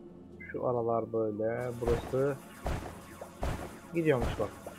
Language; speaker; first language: Turkish; native; Turkish